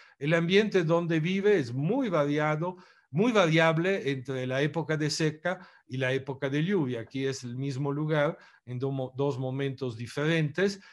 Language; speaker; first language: Spanish; non-native, fluent; Italian